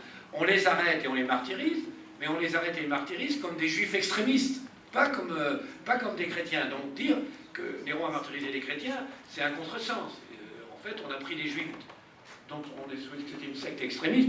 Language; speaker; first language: French; native; French